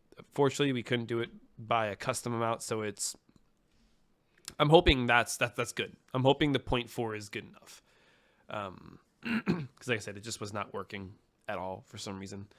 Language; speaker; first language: English; native; English